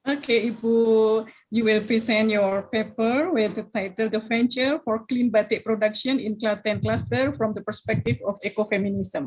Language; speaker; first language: English; non-native, learner; Indonesian